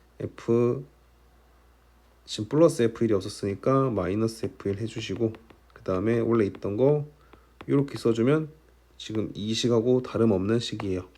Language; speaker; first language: Korean; native; Korean